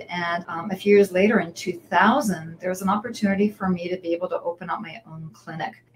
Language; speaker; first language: English; native; English